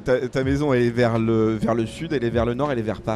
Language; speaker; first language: French; native; French